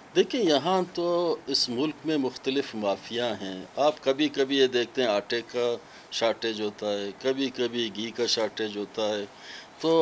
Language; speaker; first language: Urdu; non-native, local second language; Baluchi